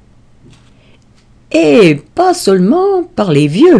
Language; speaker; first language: French; native; French